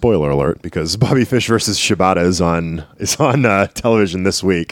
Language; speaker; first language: English; native; English